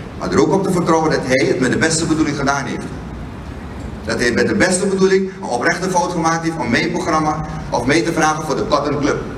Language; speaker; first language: Dutch; native; Dutch